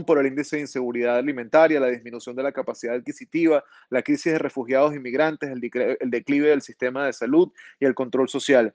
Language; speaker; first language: Spanish; native; Spanish